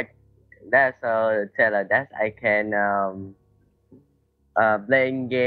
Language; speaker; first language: English; non-native, learner; Vietnamese